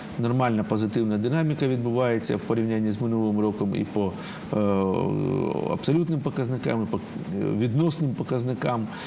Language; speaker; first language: Ukrainian; non-native, local second language; Russian